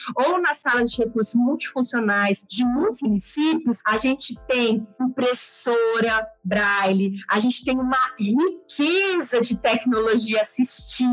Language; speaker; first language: Portuguese; native; Portuguese